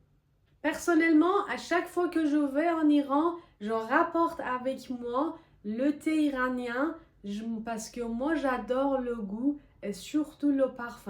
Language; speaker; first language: French; non-native, fluent; Persian